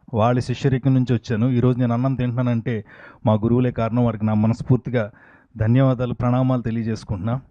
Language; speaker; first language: Telugu; native; Telugu